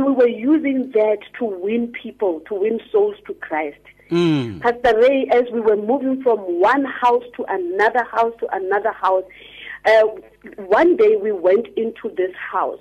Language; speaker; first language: English; non-native, local second language; Tswana